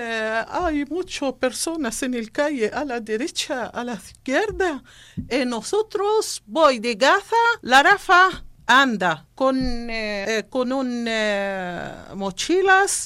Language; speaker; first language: Spanish; non-native, learner; Arabic